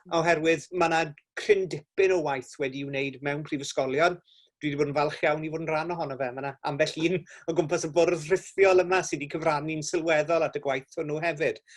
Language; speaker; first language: Welsh; native; Welsh